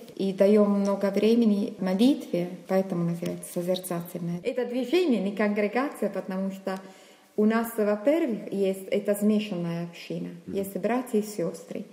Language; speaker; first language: Russian; non-native, fluent; Italian